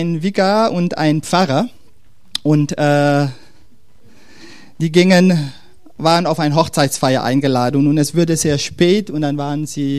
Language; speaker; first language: German; non-native, fluent; Dutch